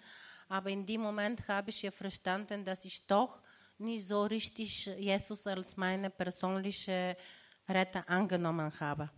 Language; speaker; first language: German; non-native, learner; Bulgarian